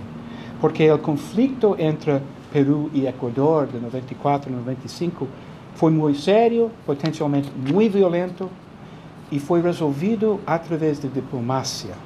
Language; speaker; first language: Spanish; non-native, fluent; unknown